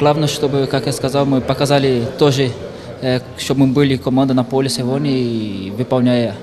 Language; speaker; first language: Russian; non-native, fluent; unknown